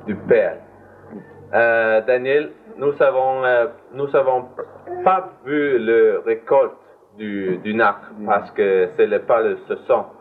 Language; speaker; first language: French; non-native, learner; Danish